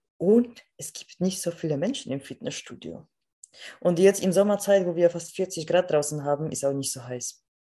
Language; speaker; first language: German; non-native, fluent; Polish